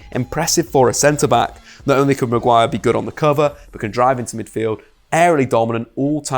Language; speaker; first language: English; native; English